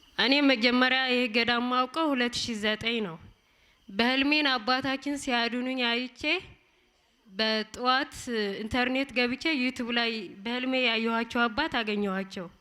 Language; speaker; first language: Amharic; non-native, local second language; Tigrinya